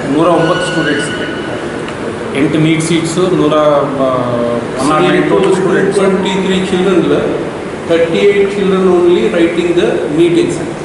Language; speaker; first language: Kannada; non-native, local second language; Telugu